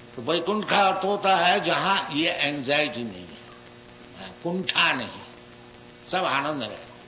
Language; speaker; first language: Hindi; non-native, local second language; Bangla